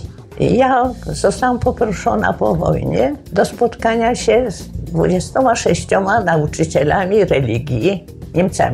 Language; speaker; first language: Polish; native; Polish